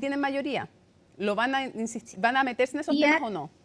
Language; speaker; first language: Spanish; native; Spanish